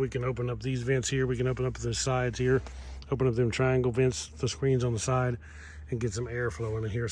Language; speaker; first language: English; native; English